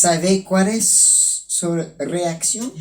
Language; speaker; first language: Spanish; non-native, local second language; Haitian Creole